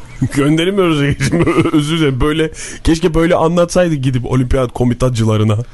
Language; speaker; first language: Turkish; native; Turkish